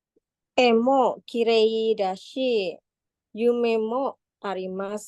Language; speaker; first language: Japanese; non-native, learner; Indonesian